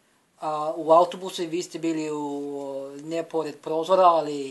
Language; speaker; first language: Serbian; non-native, learner; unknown